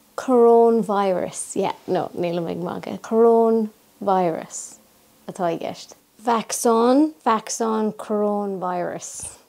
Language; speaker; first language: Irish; non-native, local second language; English